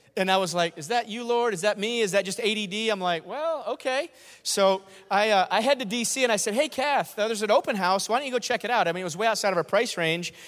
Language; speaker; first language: English; native; English